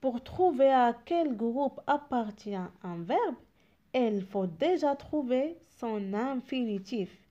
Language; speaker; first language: French; non-native, local second language; Arabic